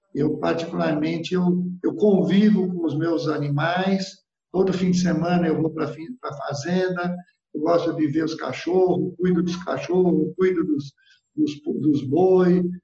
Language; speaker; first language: Portuguese; early bilingual, other home language; Italian